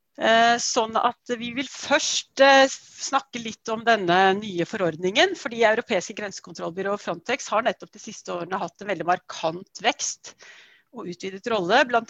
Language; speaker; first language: Norwegian; native; Norwegian